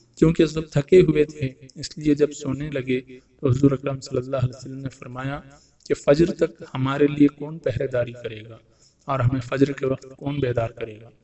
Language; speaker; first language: Urdu; native; Urdu